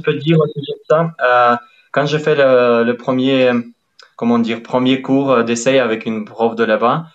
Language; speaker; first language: French; non-native, fluent; Ukrainian